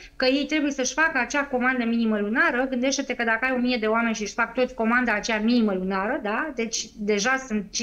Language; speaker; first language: Romanian; native; Romanian